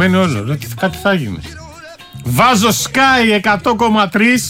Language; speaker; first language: Greek; native; Greek